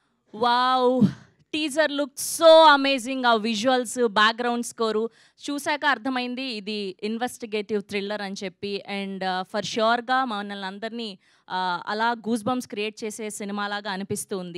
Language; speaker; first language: Telugu; native; Telugu